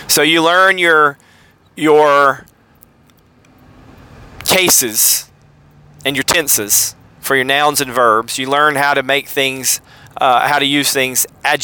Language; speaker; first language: English; native; English